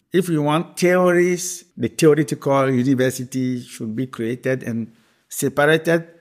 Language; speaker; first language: English; non-native, fluent; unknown